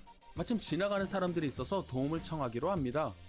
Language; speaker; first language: Korean; native; Korean